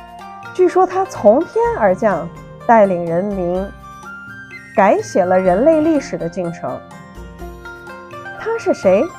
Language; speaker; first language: Chinese; native; Chinese